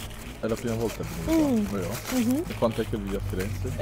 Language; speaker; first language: Italian; native; Italian